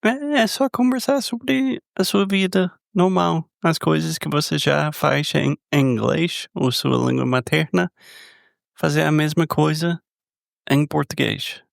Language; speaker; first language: Portuguese; non-native, fluent; English